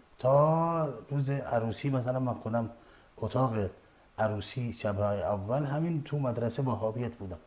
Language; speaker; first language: Persian; non-native, fluent; Arabic